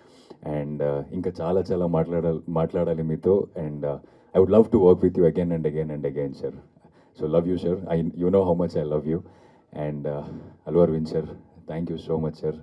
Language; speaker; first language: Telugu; non-native, fluent; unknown